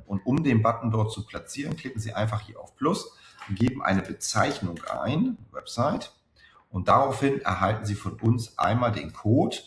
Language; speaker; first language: German; native; German